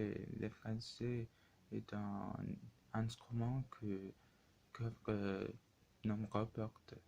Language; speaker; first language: French; non-native, learner; Spanish